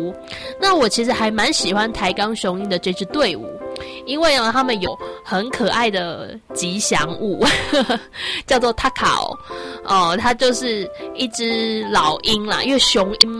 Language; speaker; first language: Chinese; native; Chinese